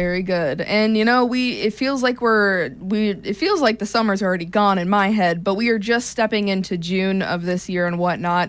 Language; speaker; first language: English; native; English